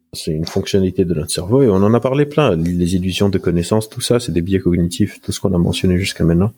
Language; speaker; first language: French; non-native, local second language; Arabic